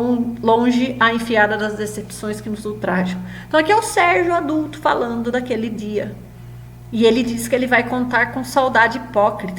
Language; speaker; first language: Portuguese; native; Portuguese